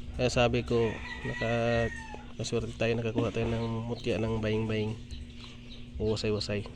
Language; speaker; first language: Filipino; non-native, local second language; Cebuano